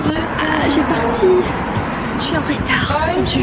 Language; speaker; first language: French; non-native, learner; English